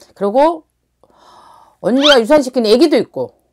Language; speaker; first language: Korean; native; Korean